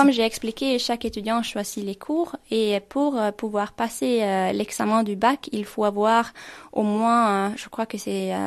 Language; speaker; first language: French; non-native, fluent; Swedish